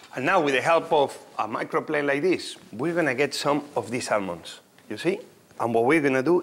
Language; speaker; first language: English; non-native, fluent; Spanish